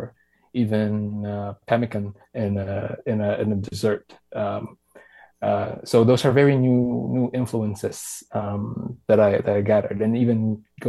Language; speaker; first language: English; non-native, local second language; Filipino